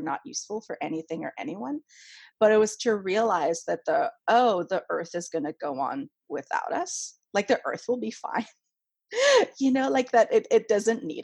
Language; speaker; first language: English; non-native, fluent; French